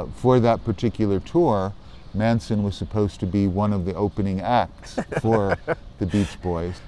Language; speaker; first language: English; native; English